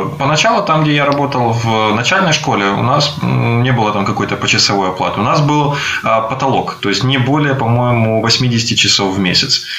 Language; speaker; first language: Russian; native; Russian